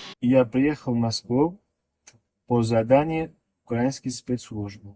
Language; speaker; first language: Russian; non-native, learner; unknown